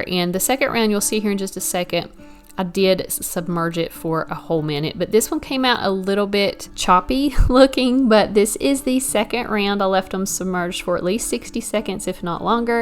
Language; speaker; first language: English; native; English